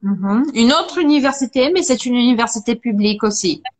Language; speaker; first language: French; non-native, fluent; Portuguese